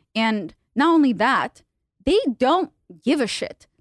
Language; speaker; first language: English; non-native, fluent; Hebrew